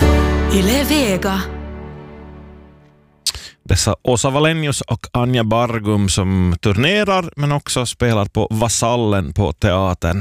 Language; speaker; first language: Swedish; native; Swedish